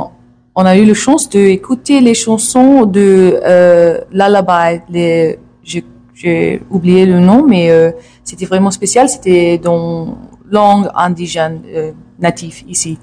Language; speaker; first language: French; non-native, learner; English